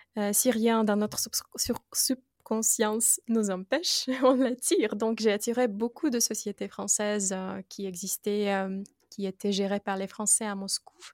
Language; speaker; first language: French; non-native, fluent; Russian